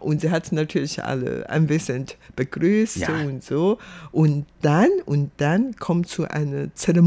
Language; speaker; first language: German; non-native, fluent; Chinese